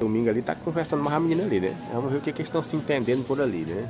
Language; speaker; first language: Portuguese; native; Portuguese